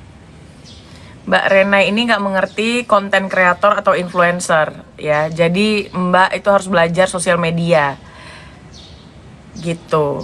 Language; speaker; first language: Indonesian; native; Indonesian